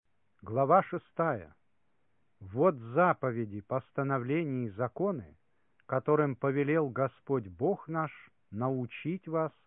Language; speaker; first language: Russian; native; Russian